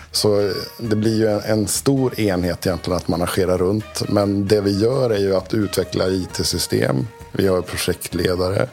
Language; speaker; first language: Swedish; native; Swedish